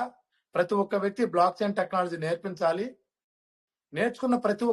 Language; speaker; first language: Telugu; native; Telugu